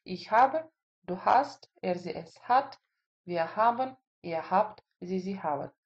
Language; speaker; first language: German; non-native, fluent; Russian